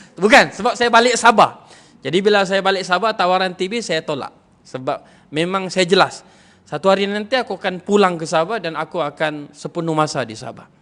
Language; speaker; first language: Malay; non-native, local second language; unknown